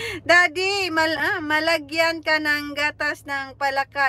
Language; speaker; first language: Filipino; non-native, local second language; Hiligaynon